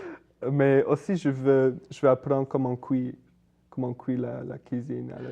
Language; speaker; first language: French; non-native, fluent; English